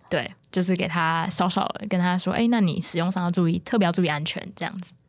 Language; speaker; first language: Chinese; native; Chinese